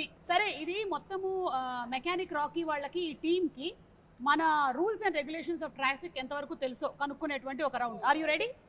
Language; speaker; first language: Telugu; native; Telugu